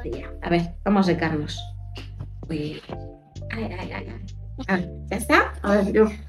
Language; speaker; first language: Spanish; native; Spanish